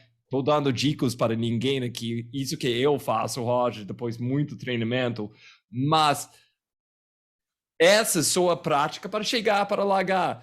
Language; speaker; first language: Portuguese; non-native, fluent; English